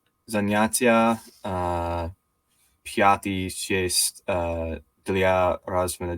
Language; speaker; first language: Russian; non-native, learner; English